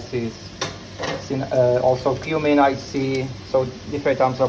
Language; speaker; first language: English; non-native, fluent; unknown